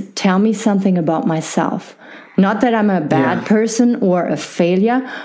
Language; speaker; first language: English; non-native, fluent; German